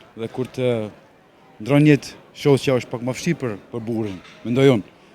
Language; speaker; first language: Albanian; early bilingual, heritage; Albanian